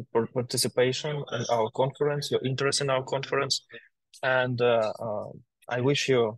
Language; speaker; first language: English; non-native, learner; Ukrainian